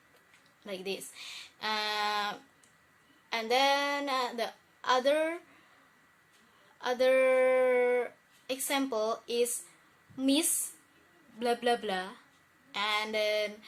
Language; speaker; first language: English; non-native, learner; Indonesian